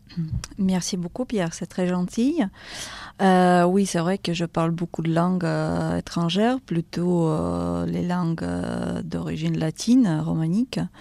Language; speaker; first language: French; non-native, fluent; Russian